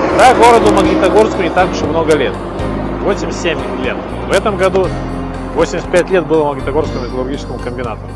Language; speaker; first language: Russian; native; Russian